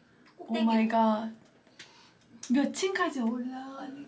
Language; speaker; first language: Korean; non-native, fluent; Persian